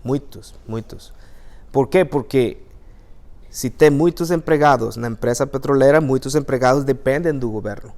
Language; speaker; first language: Portuguese; non-native, fluent; Spanish